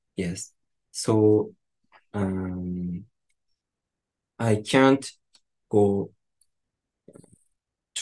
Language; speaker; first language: English; non-native, learner; Japanese